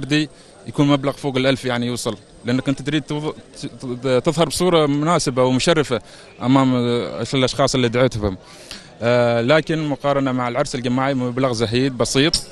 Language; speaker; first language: Arabic; native; Arabic